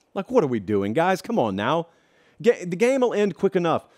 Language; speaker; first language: English; native; English